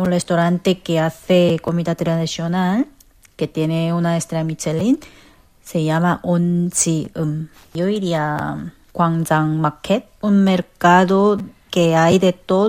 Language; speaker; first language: Spanish; non-native, fluent; Korean